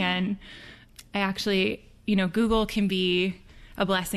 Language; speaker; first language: English; native; English